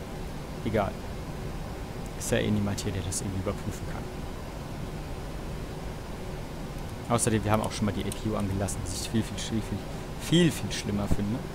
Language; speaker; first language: German; native; German